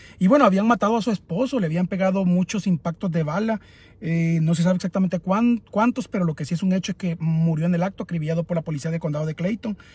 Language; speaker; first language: Spanish; native; Spanish